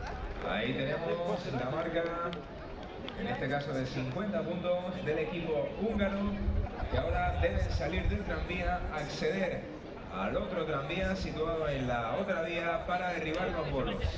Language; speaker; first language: Spanish; native; Spanish